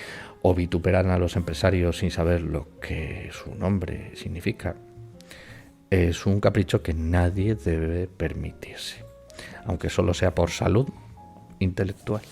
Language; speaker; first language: Spanish; native; Spanish